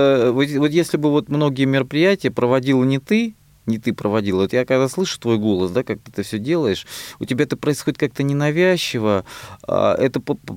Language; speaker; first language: Russian; native; Russian